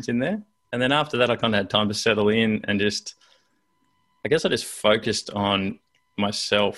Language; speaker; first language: English; native; English